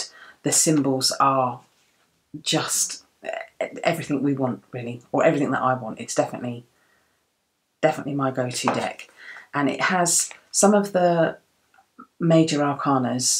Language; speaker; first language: English; native; English